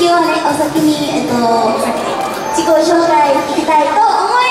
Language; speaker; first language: Japanese; native; Japanese